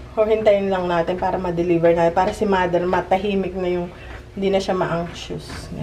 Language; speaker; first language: Filipino; native; Filipino